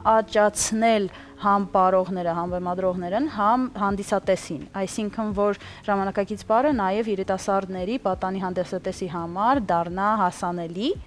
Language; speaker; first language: Armenian; early bilingual, heritage; Armenian